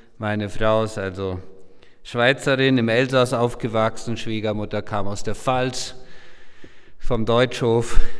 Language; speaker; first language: German; non-native, local second language; Low German